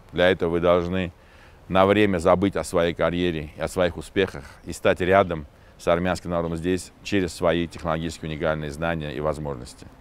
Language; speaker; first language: Russian; non-native, local second language; Armenian